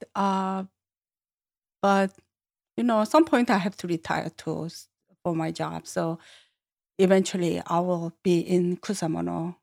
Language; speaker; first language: English; non-native, learner; Korean